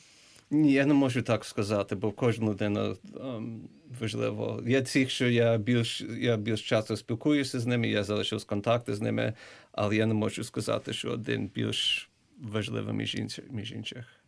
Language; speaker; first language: Ukrainian; early bilingual, heritage; English